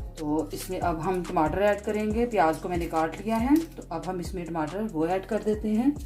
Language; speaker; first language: Urdu; native; Urdu